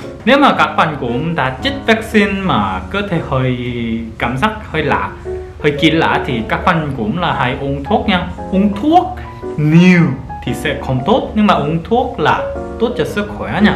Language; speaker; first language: Vietnamese; non-native, learner; Korean